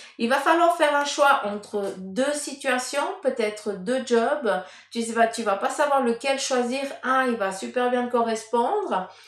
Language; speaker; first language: French; early bilingual, other home language; Portuguese